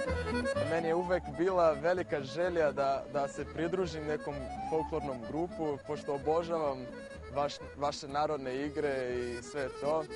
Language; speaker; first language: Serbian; non-native, fluent; Portuguese